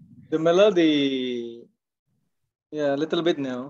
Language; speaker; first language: English; non-native, learner; Indonesian